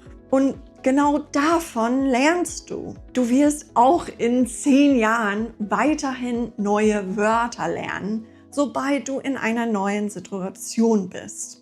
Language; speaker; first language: German; non-native, fluent; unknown